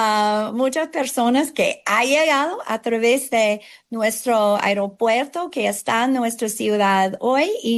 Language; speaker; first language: Spanish; non-native, fluent; English